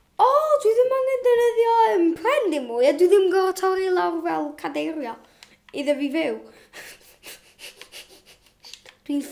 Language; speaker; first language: Welsh; non-native, local second language; English